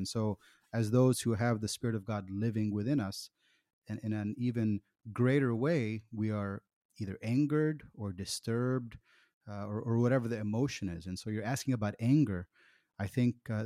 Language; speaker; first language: English; native; English